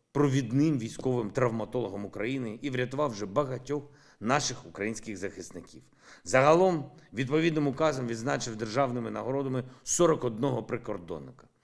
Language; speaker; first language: Ukrainian; non-native, local second language; Russian